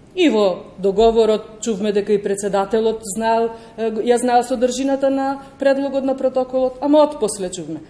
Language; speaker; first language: Macedonian; native; Macedonian